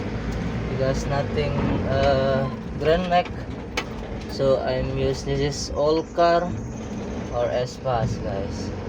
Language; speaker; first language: English; non-native, learner; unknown